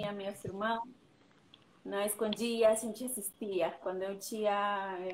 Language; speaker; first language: Portuguese; non-native, learner; Spanish